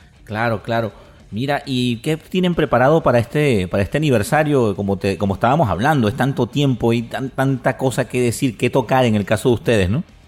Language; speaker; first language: Spanish; native; Spanish